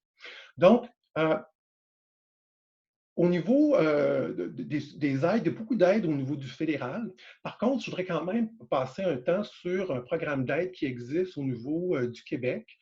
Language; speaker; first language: French; native; French